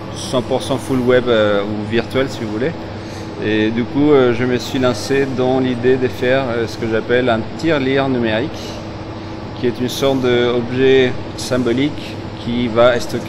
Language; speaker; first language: French; non-native, fluent; Spanish